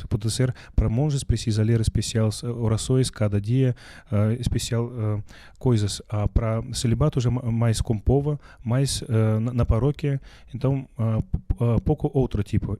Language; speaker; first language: Portuguese; non-native, learner; Russian